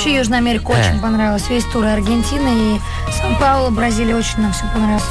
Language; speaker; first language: Russian; native; Russian